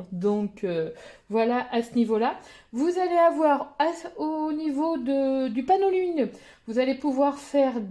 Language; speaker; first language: French; native; French